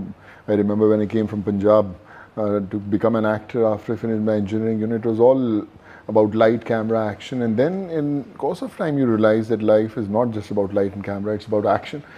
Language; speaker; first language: English; non-native, local second language; Punjabi